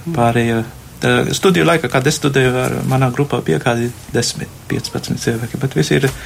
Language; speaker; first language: Latvian; non-native, fluent; Sinhala